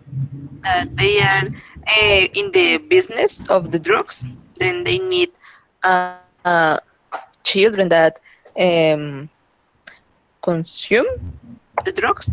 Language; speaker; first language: English; non-native, learner; Spanish